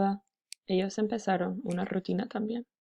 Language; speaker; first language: Spanish; non-native, fluent; English